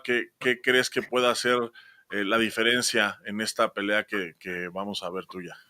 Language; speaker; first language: Spanish; native; Spanish